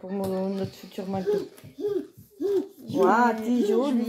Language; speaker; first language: French; native; French